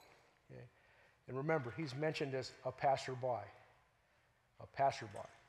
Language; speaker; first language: English; native; English